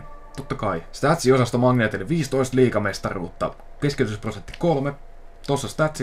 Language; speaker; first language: Finnish; native; Finnish